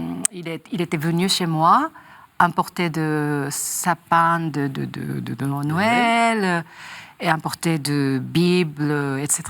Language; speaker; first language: French; non-native, learner; Japanese